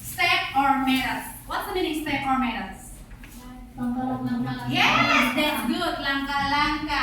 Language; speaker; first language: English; non-native, learner; Indonesian